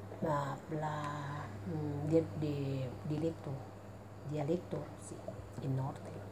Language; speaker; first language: Spanish; non-native, learner; Thai